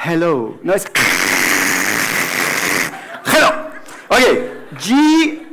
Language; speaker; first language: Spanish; non-native, fluent; English